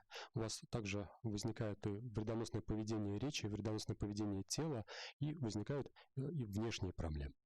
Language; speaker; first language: Russian; native; Russian